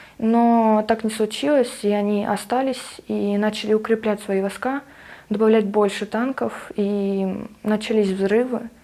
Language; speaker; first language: Russian; native; Russian